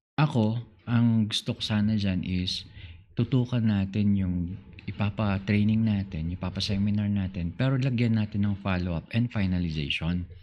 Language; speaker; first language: Filipino; non-native, local second language; Iloko